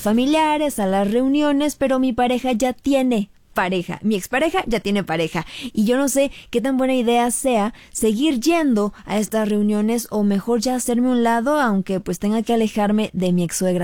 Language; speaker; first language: Spanish; native; Spanish